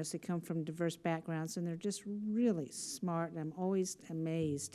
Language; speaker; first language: English; native; English